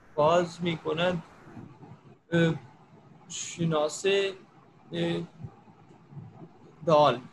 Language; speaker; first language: Persian; non-native, learner; Urdu